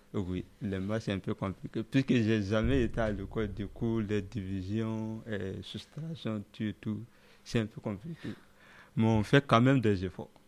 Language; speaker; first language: French; non-native, local second language; Dyula